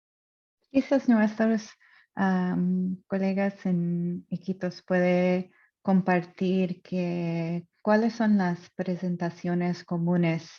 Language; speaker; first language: Spanish; non-native, fluent; English